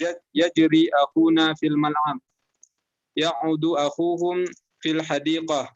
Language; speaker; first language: Arabic; non-native, learner; Indonesian